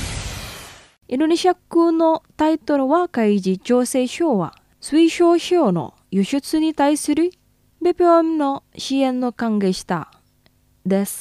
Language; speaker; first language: Japanese; non-native, fluent; Indonesian